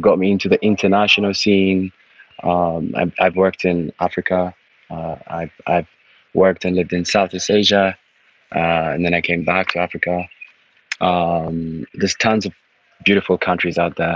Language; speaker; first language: English; non-native, local second language; Ganda